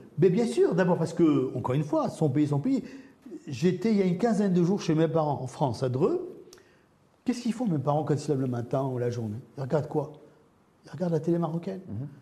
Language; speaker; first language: French; early bilingual, other home language; Arabic